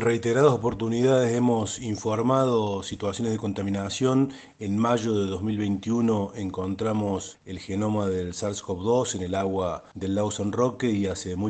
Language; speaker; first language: Spanish; native; Spanish